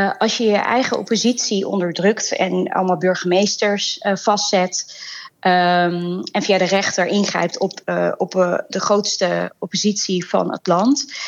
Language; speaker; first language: Dutch; early bilingual, other home language; Turkish